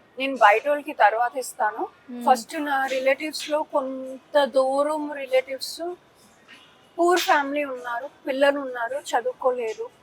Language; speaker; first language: Telugu; non-native, local second language; Punjabi